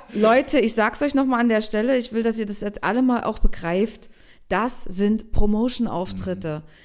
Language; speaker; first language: German; native; German